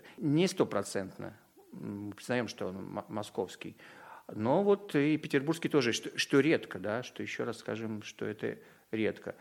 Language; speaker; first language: Russian; native; Russian